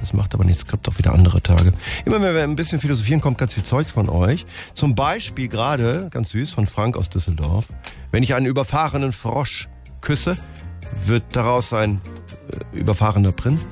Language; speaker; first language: German; native; German